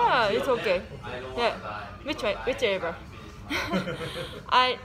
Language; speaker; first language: English; non-native, learner; Japanese